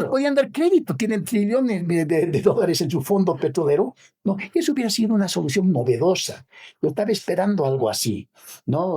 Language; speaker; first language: Spanish; native; Spanish